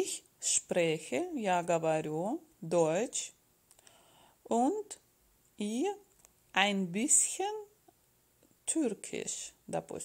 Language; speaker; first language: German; non-native, fluent; Russian